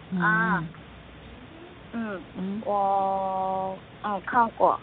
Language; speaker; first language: Chinese; non-native, learner; Korean